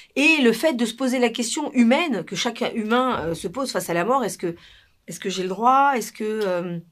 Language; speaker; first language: French; non-native, fluent; Spanish